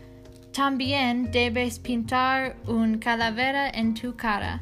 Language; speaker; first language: Spanish; non-native, learner; English